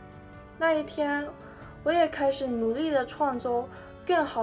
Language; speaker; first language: Chinese; early bilingual, heritage; Chinese